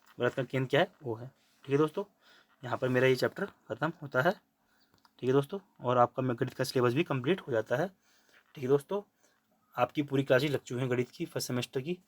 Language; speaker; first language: Hindi; native; Hindi